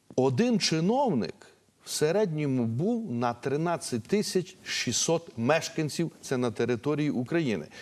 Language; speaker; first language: Ukrainian; native; Ukrainian